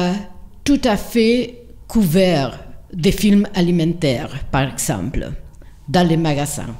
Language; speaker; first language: French; non-native, fluent; Spanish